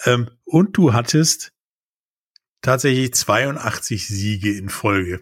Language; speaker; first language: German; native; German